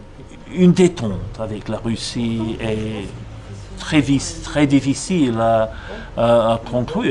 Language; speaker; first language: French; non-native, fluent; English